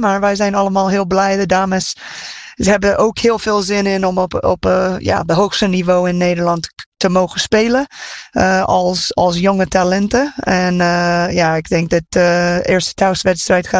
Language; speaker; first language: Dutch; non-native, fluent; English